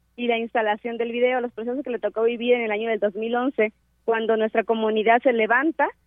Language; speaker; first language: Spanish; native; Spanish